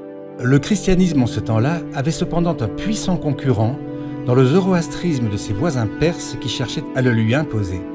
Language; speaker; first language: French; native; French